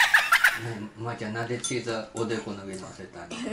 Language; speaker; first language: Japanese; native; Japanese